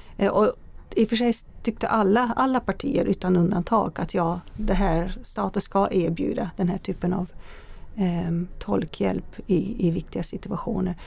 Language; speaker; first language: Swedish; native; Swedish